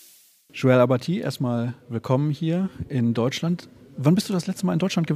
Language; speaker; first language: German; native; German